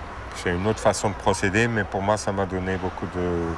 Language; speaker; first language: French; non-native, fluent; Portuguese